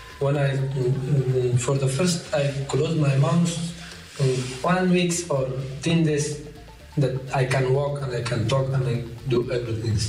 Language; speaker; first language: English; non-native, learner; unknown